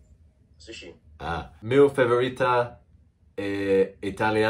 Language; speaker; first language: Portuguese; non-native, learner; English